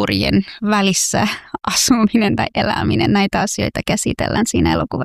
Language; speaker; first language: Finnish; non-native, fluent; Persian